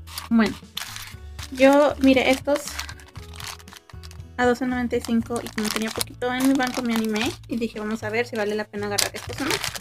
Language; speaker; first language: Spanish; early bilingual, heritage; Spanish